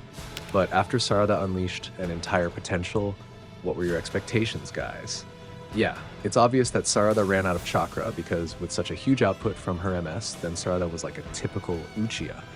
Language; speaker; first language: English; non-native, fluent; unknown